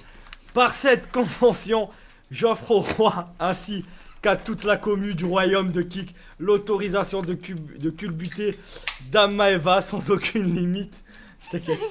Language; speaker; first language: French; native; French